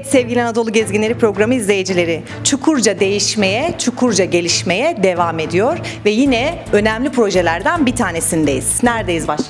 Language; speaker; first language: Turkish; native; Turkish